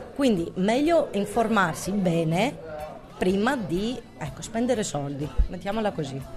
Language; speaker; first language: Italian; non-native, fluent; Greek